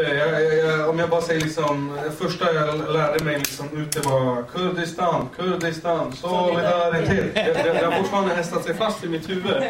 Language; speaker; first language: Swedish; early bilingual, other home language; Kurdish